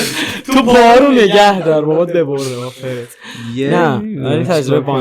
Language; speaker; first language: Persian; native; Persian